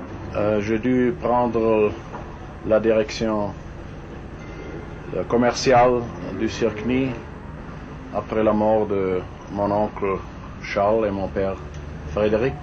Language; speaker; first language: French; non-native, fluent; German